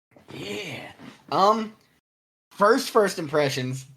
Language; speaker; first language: English; native; English